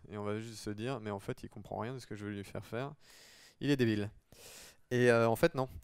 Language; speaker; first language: French; native; French